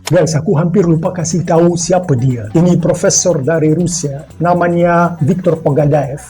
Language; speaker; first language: Indonesian; non-native, fluent; Russian